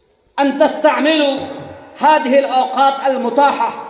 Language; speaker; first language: Arabic; non-native, fluent; Urdu